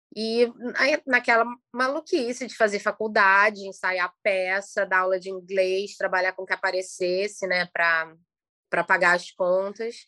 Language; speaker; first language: Portuguese; native; Portuguese